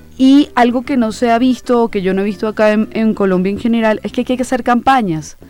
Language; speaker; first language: Spanish; native; Spanish